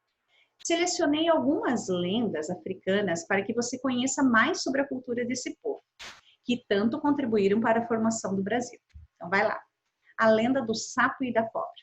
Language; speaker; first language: Portuguese; native; Portuguese